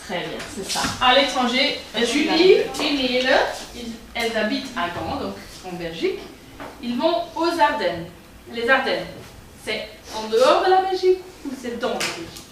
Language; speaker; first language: French; non-native, local second language; Dutch